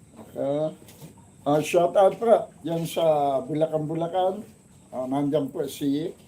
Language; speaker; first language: Filipino; non-native, local second language; Bikol